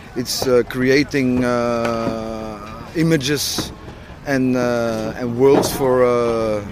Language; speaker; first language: English; non-native, learner; French